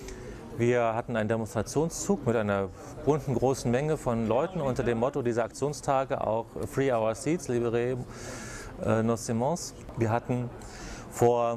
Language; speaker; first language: German; native; German